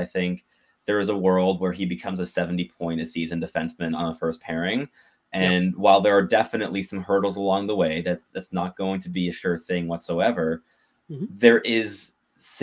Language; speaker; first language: English; native; English